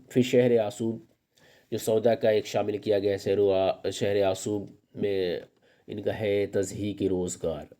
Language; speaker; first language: Urdu; native; Urdu